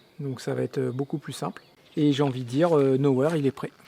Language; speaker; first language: French; native; French